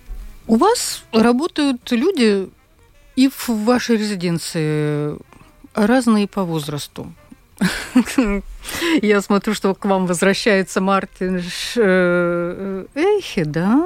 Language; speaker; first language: Russian; native; Russian